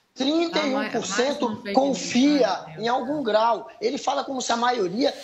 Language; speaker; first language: Portuguese; native; Portuguese